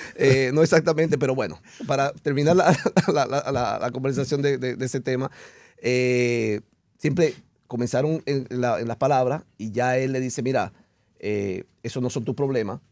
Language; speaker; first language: Spanish; early bilingual, heritage; Spanish